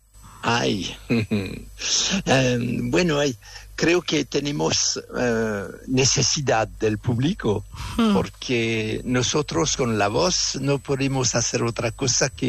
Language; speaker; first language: Spanish; non-native, fluent; French